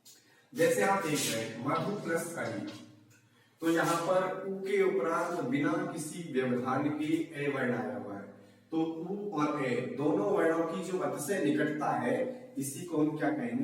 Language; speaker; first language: Hindi; native; Hindi